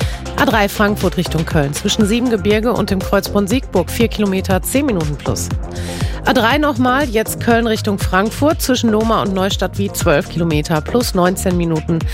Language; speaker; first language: German; native; German